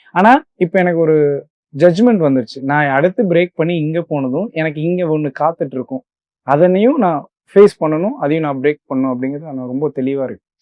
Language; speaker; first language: Tamil; native; Tamil